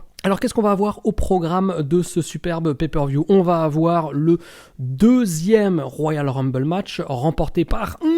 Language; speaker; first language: French; native; French